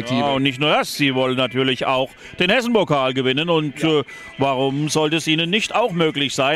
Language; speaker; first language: German; native; German